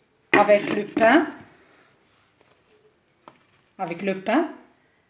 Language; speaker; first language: French; non-native, local second language; Arabic